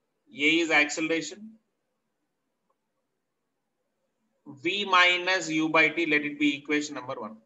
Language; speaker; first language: English; non-native, local second language; Telugu